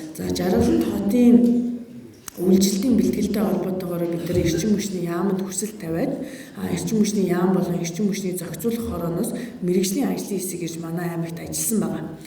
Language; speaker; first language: Mongolian; native; Mongolian